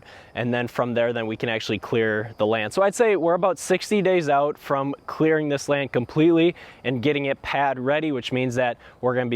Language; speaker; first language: English; native; English